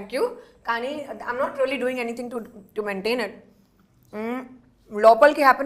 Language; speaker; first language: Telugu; non-native, learner; Hindi